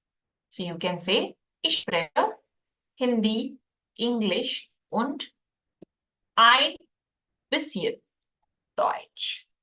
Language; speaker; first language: German; non-native, fluent; Hindi